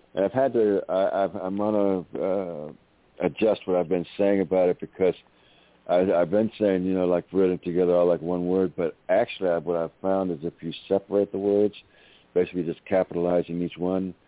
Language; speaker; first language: English; native; English